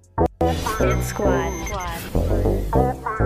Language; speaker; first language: English; non-native, fluent; Portuguese